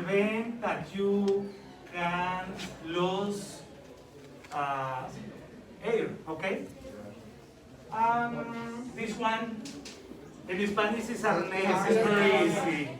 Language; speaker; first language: English; non-native, learner; Spanish